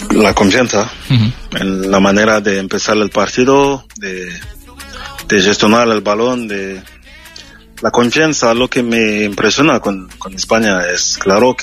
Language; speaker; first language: Spanish; non-native, fluent; French